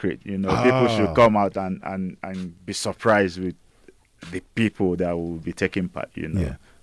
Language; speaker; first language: English; non-native, local second language; Igbo